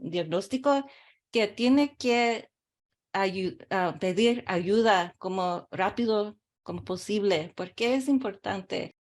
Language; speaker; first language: Spanish; early bilingual, heritage; English